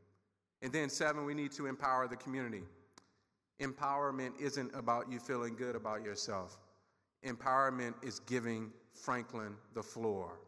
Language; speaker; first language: English; native; English